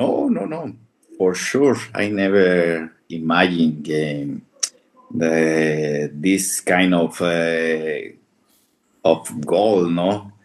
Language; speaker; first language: English; non-native, fluent; Spanish